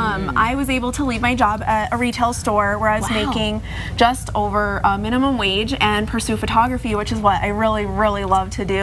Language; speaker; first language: English; native; English